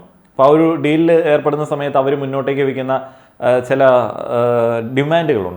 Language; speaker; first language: Malayalam; native; Malayalam